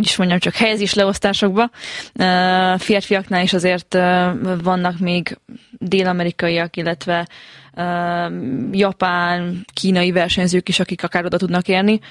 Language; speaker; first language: Hungarian; native; Hungarian